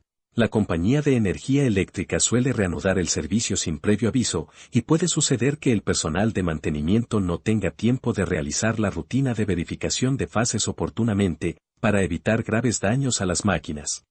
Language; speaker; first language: Spanish; native; Spanish